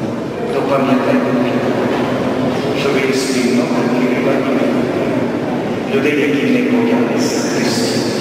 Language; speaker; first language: Ukrainian; non-native, local second language; Rusyn